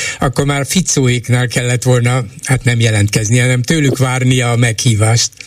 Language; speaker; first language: Hungarian; native; Hungarian